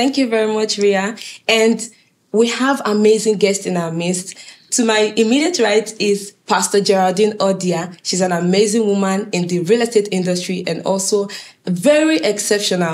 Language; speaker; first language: English; native; English